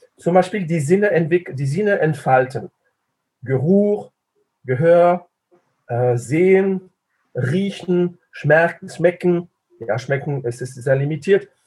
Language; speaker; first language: German; non-native, fluent; French